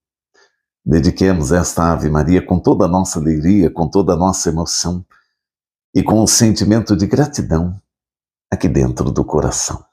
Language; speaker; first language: Portuguese; native; Portuguese